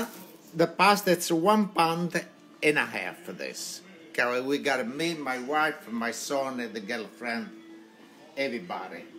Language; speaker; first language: English; non-native, local second language; Italian